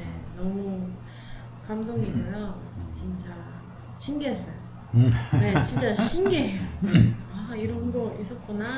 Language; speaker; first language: Korean; non-native, learner; Filipino